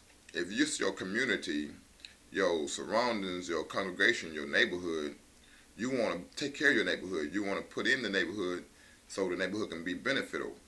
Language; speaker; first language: English; native; English